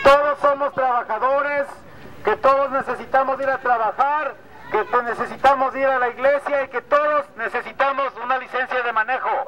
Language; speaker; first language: Spanish; non-native, fluent; English